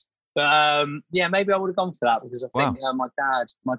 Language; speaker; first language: English; native; English